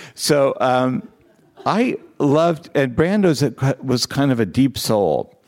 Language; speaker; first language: English; native; English